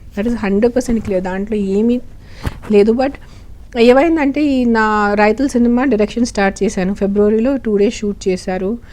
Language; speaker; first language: Telugu; non-native, fluent; Marathi